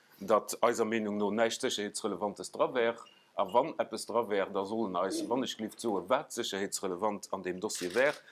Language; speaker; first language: Luxembourgish; native; Luxembourgish